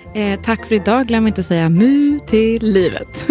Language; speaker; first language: Swedish; native; Swedish